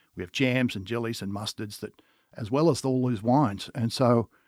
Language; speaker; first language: English; native; English